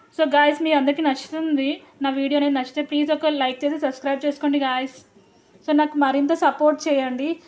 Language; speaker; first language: Telugu; non-native, local second language; Lambadi